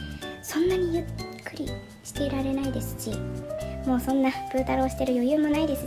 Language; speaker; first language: Japanese; native; Japanese